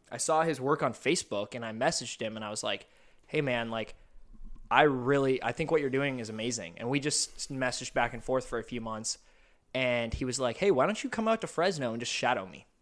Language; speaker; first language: English; early bilingual, other home language; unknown